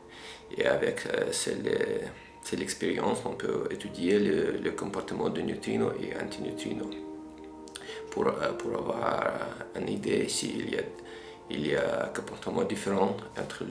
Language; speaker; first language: French; non-native, fluent; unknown